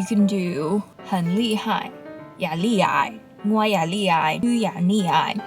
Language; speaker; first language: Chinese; early bilingual, heritage; Chinese